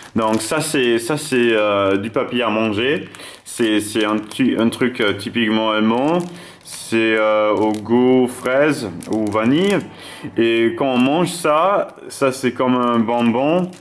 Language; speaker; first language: French; non-native, fluent; German